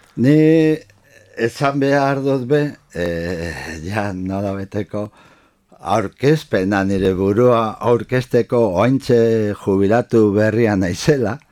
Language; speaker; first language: Basque; non-native, local second language; Spanish